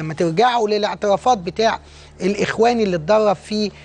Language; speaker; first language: Arabic; native; Arabic